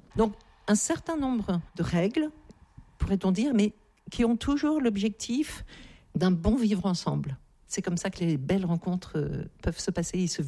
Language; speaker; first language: French; native; French